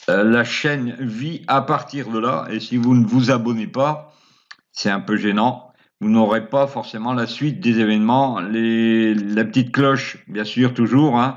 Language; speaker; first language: French; native; French